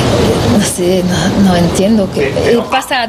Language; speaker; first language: Spanish; non-native, learner; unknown